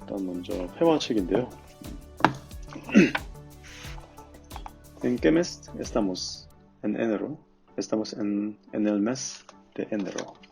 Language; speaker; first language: Spanish; non-native, learner; Korean